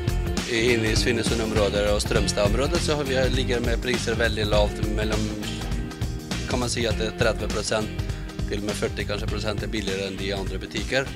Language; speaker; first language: Norwegian; non-native, learner; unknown